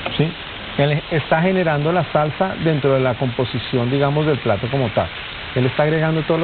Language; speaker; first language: Spanish; native; Spanish